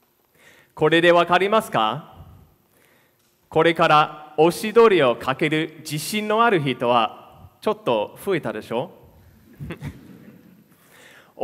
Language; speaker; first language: Japanese; non-native, fluent; English